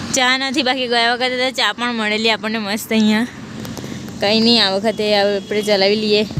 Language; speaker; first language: Gujarati; non-native, local second language; Kukna